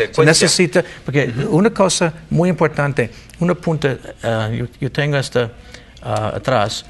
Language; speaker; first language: Spanish; non-native, learner; English